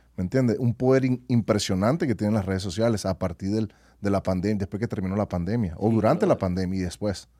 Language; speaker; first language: Spanish; native; Spanish